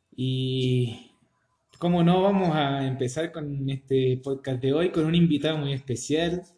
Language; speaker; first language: Spanish; native; Spanish